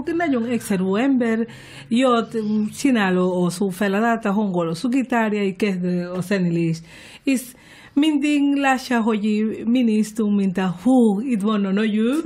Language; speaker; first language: Hungarian; non-native, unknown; Spanish